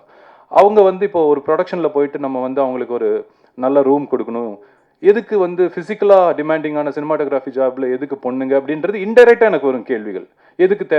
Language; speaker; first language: Tamil; native; Tamil